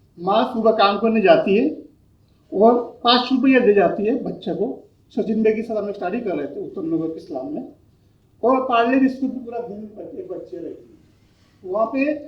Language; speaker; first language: Hindi; non-native, local second language; Bangla